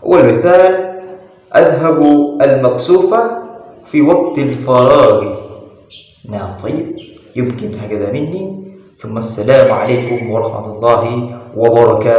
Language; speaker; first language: Arabic; non-native, learner; Indonesian